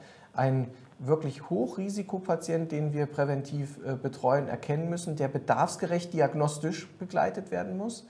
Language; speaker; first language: German; native; German